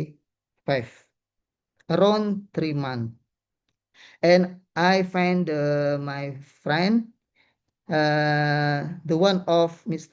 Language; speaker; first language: English; non-native, learner; Indonesian